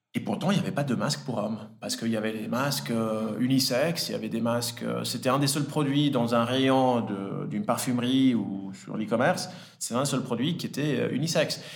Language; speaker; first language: French; early bilingual, other home language; Italian